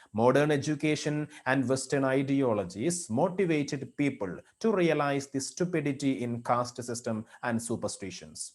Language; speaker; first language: English; non-native, local second language; Malayalam